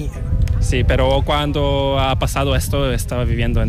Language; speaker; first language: Spanish; non-native, fluent; Korean